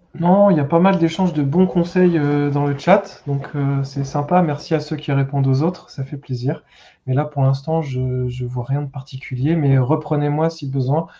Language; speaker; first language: French; native; French